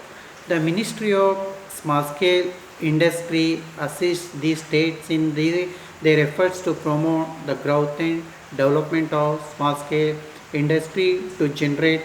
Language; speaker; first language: English; non-native, local second language; Kannada